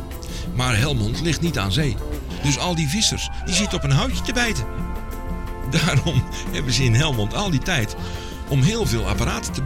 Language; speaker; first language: Dutch; native; Dutch